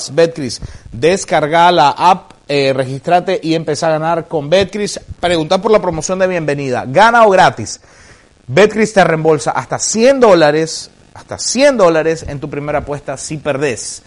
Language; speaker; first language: Spanish; native; Spanish